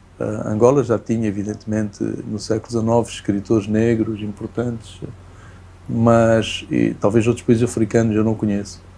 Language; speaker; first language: Portuguese; native; Portuguese